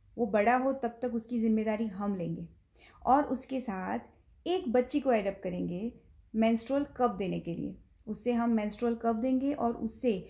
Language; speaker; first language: Hindi; non-native, local second language; Gujarati